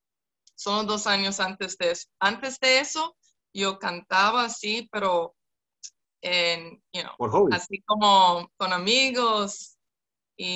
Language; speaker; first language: Spanish; non-native, fluent; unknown